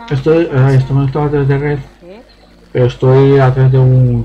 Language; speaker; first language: Spanish; native; Spanish